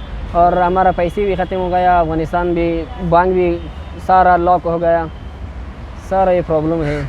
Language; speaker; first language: Hindi; non-native, learner; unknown